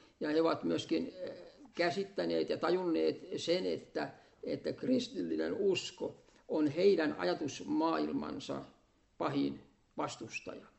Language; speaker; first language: Finnish; native; Finnish